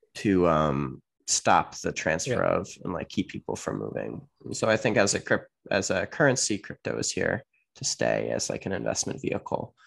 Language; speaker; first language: English; native; English